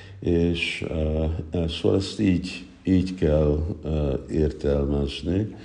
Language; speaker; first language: Hungarian; early bilingual, heritage; Hungarian